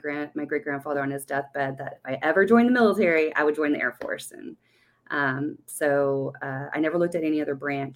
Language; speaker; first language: English; native; English